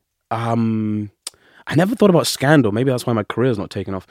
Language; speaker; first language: English; early bilingual, other home language; Shona